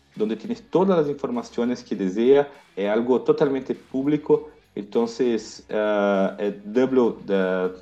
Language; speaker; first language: Spanish; non-native, learner; Portuguese